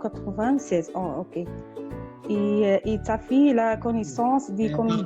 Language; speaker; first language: French; non-native, learner; Arabic